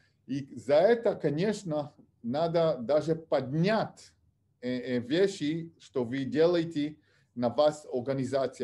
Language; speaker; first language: Russian; early bilingual, heritage; Russian